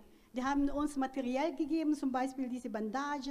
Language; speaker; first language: German; non-native, fluent; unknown